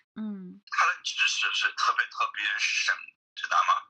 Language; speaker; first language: Chinese; non-native, fluent; English